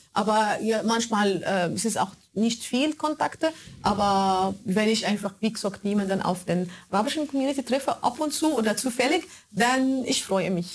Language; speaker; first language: German; non-native, fluent; Arabic